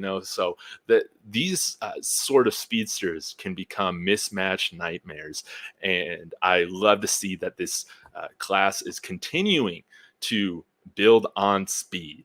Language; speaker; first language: English; native; English